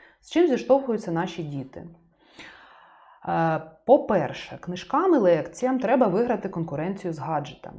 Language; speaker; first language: Ukrainian; native; Ukrainian